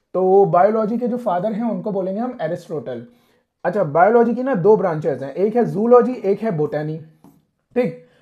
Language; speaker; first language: Hindi; non-native, local second language; Punjabi